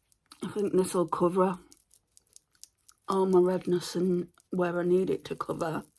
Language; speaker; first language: English; native; English